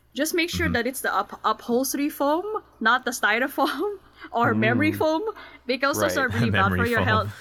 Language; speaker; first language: English; non-native, local second language; Filipino